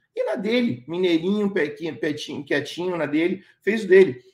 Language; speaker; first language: Portuguese; native; Portuguese